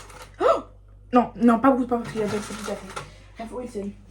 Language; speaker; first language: French; native; French